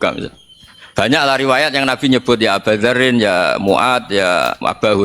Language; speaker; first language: Indonesian; non-native, local second language; Javanese